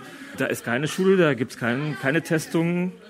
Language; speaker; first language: German; native; German